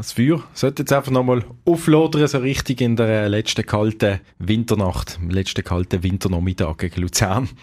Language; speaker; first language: German; native; German